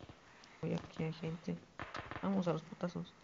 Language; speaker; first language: Spanish; native; Spanish